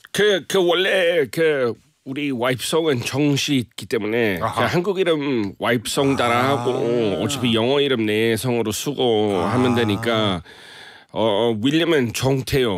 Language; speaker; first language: Korean; non-native, fluent; English